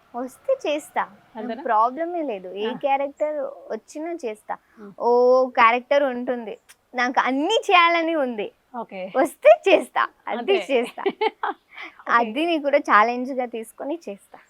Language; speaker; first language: Telugu; non-native, learner; Kannada